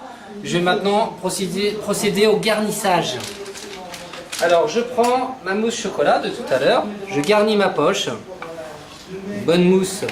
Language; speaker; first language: French; native; French